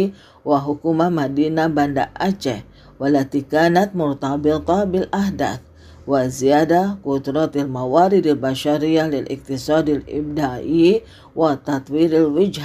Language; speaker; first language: Arabic; non-native, fluent; Indonesian